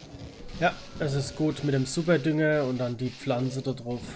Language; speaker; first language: German; native; German